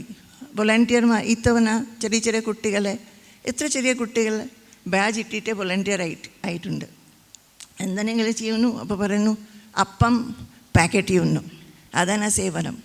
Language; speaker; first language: Malayalam; non-native, fluent; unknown